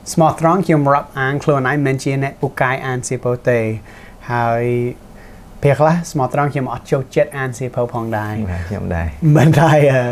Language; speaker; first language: Khmer; non-native, fluent; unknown